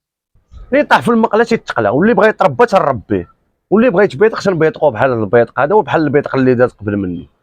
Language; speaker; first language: Arabic; native; Arabic